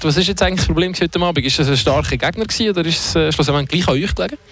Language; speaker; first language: German; native; German